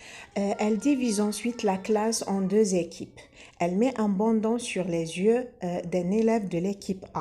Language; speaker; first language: French; non-native, local second language; Arabic